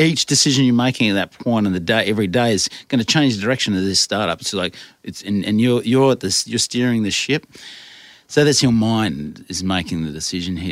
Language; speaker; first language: English; non-native, fluent; French